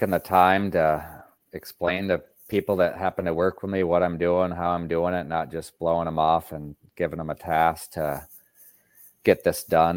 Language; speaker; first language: English; native; English